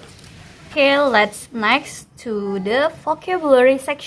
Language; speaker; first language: English; non-native, fluent; Indonesian